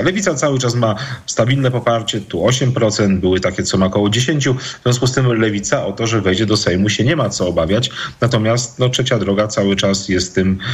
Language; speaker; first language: Polish; native; Polish